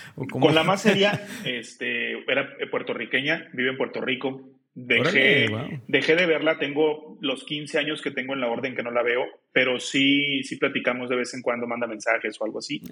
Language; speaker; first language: Spanish; native; Spanish